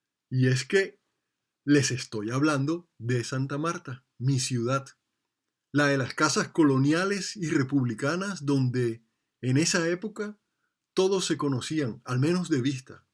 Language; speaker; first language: Spanish; native; Spanish